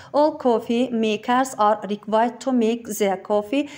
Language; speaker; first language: English; non-native, fluent; Azerbaijani